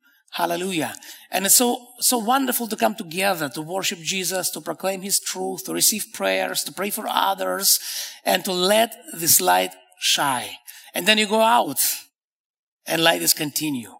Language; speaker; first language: English; non-native, fluent; Hebrew